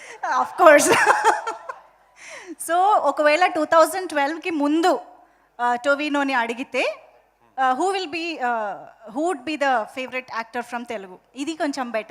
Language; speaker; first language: Telugu; native; Telugu